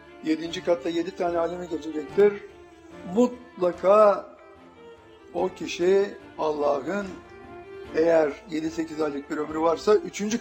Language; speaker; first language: Turkish; native; Turkish